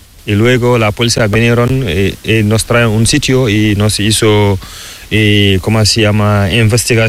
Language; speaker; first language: Spanish; non-native, learner; Fula